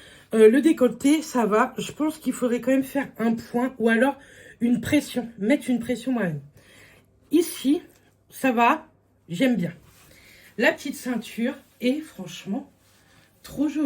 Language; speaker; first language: French; native; French